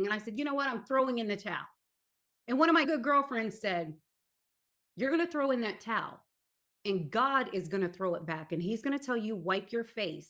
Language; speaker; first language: English; native; English